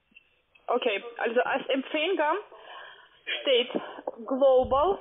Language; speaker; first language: German; non-native, fluent; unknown